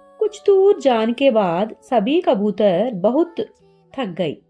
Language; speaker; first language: Hindi; non-native, learner; Telugu